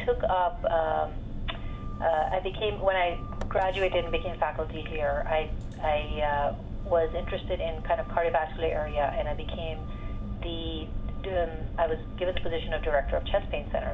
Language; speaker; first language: English; non-native, local second language; Urdu